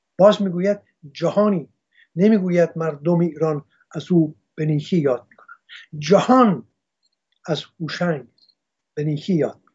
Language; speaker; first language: Persian; non-native, local second language; Armenian